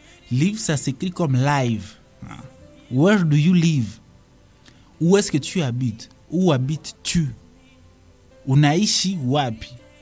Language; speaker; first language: French; non-native, local second language; Swahili